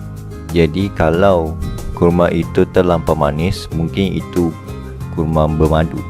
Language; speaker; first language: Malay; native; Malay